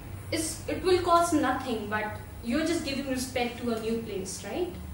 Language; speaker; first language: English; non-native, local second language; Hindi